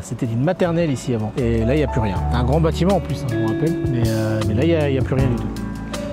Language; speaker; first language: French; native; French